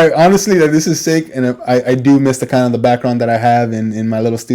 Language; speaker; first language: English; native; English